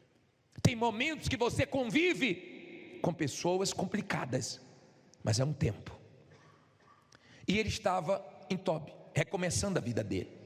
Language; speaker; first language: Portuguese; native; Portuguese